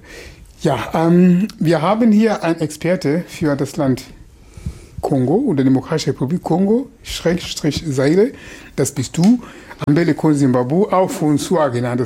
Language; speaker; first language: German; non-native, fluent; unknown